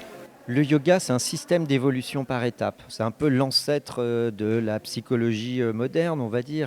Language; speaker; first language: French; native; French